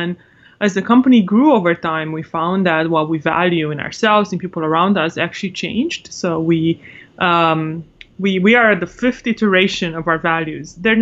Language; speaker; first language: English; non-native, fluent; Romanian